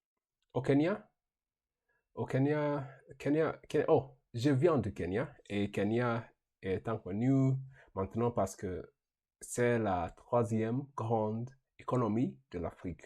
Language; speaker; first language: French; non-native, learner; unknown